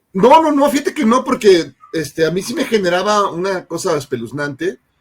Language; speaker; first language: Spanish; native; Spanish